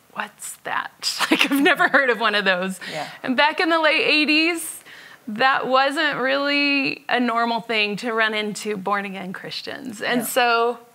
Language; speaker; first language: English; native; English